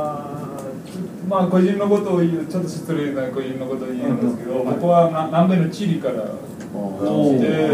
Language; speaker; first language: Japanese; non-native, fluent; Spanish